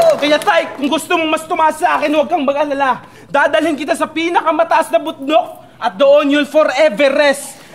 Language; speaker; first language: Filipino; non-native, local second language; Cebuano